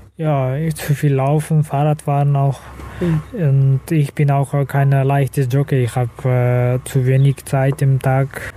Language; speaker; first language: German; non-native, learner; Kazakh